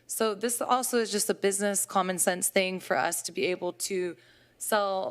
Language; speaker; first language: English; native; English